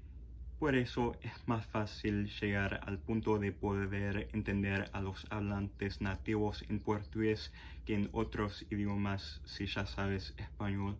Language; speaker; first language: Spanish; non-native, fluent; English